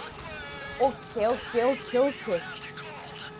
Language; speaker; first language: English; non-native, learner; Japanese